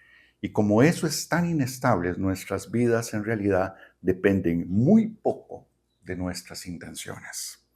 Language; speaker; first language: Spanish; native; Spanish